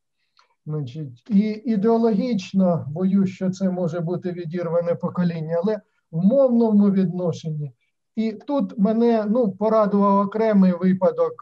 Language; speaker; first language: Ukrainian; native; Ukrainian